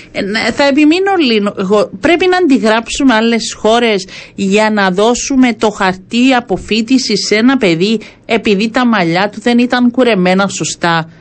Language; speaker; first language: Greek; native; Greek